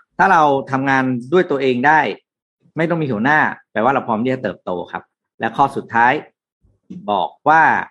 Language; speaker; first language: Thai; native; Thai